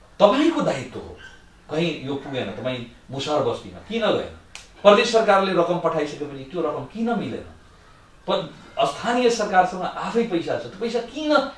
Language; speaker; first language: Nepali; non-native, local second language; Bhojpuri